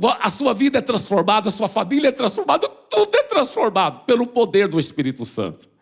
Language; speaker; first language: Portuguese; early bilingual, other home language; English